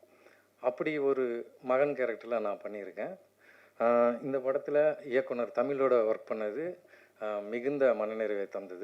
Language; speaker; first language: Tamil; native; Tamil